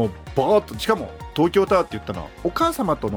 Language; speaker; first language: Japanese; native; Japanese